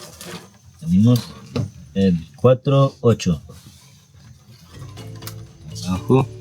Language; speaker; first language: Spanish; non-native, local second language; Quechua